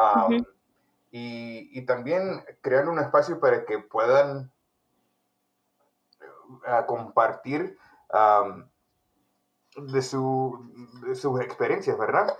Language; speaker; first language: Spanish; early bilingual, heritage; Spanish